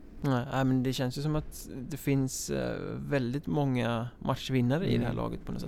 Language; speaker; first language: Swedish; native; Swedish